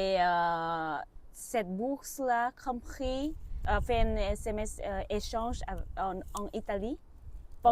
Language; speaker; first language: French; non-native, learner; Vietnamese